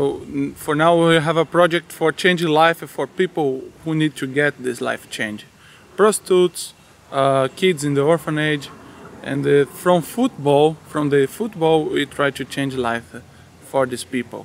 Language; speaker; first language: English; non-native, learner; Portuguese